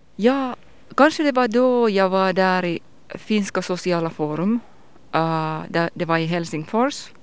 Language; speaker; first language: Swedish; non-native, local second language; Finnish